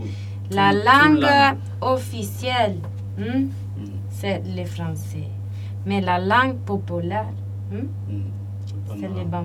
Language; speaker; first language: French; non-native, learner; Italian